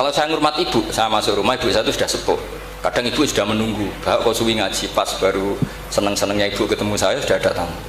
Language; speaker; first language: Indonesian; non-native, local second language; Javanese